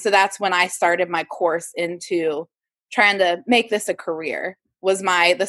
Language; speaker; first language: English; native; English